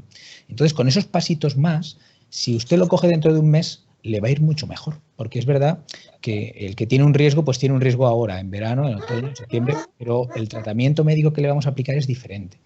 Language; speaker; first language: Spanish; native; Spanish